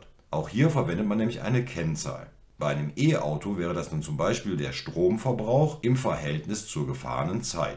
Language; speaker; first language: German; native; German